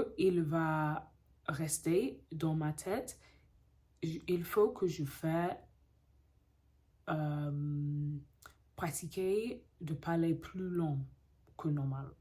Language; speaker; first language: French; non-native, learner; English